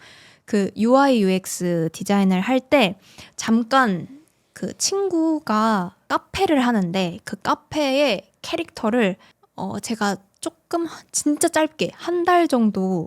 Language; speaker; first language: Korean; native; Korean